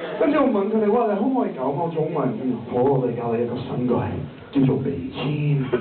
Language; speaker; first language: Cantonese; non-native, learner; English